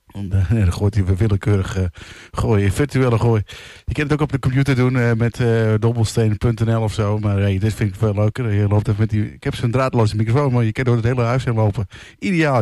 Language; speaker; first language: Dutch; native; Dutch